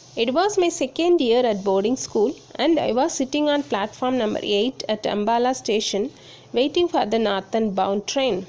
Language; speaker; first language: English; non-native, local second language; Tamil